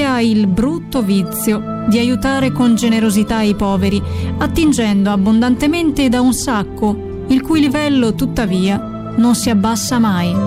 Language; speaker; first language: Italian; native; Italian